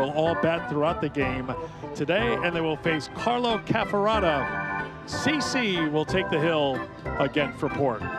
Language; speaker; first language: English; native; English